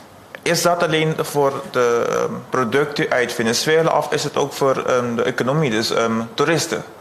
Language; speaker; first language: Dutch; non-native, local second language; Papiamento